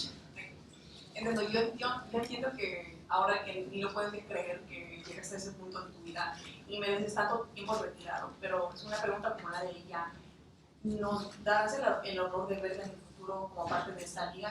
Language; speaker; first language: Spanish; native; Spanish